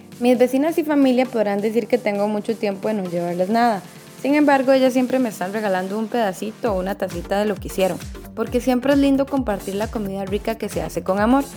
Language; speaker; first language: Spanish; native; Spanish